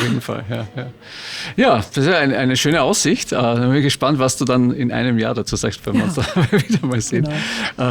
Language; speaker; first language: German; native; German